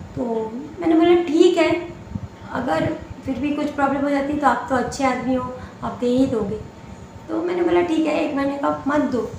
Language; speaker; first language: Hindi; non-native, local second language; Bangla